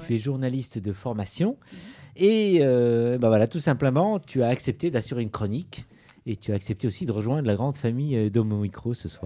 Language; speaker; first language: French; native; French